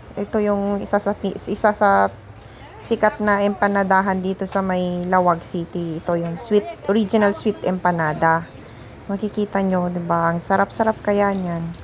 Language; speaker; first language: Filipino; non-native, local second language; Iloko